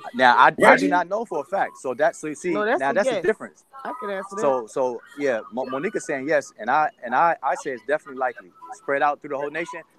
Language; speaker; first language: English; native; English